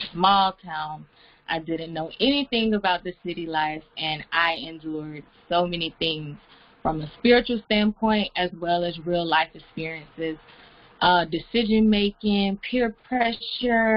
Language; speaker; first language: English; native; English